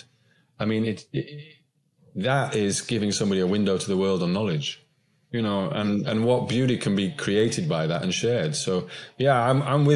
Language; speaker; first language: English; native; English